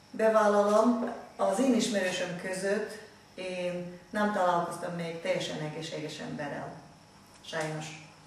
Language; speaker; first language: Hungarian; non-native, fluent; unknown